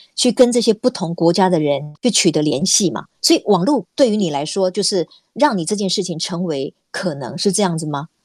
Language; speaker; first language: Chinese; native; Chinese